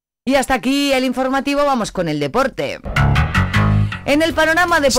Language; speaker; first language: Spanish; native; Spanish